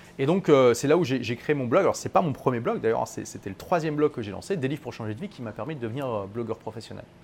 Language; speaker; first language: French; native; French